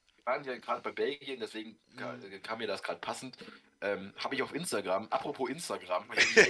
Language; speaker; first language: German; native; German